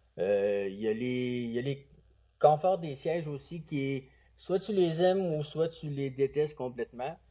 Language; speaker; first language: French; native; French